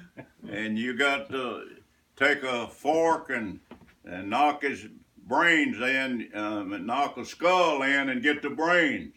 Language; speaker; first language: English; native; English